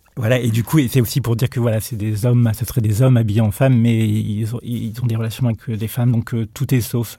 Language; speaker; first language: French; native; French